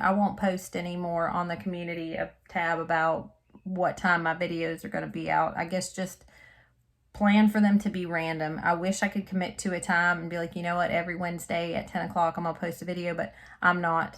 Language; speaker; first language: English; native; English